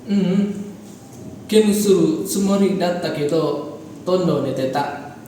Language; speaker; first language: Japanese; non-native, learner; Indonesian